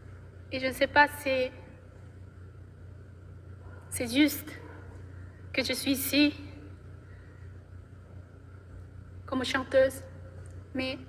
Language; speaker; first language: French; non-native, learner; Korean